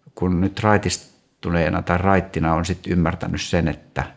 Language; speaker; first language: Finnish; native; Finnish